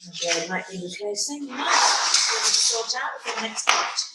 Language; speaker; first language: English; native; English